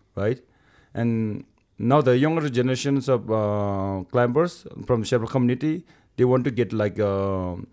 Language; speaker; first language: English; non-native, local second language; Sherpa